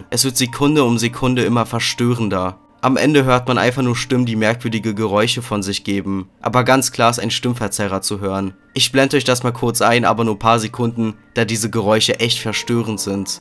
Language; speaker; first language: German; native; German